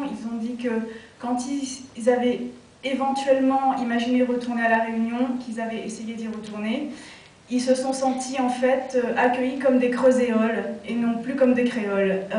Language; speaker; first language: French; native; French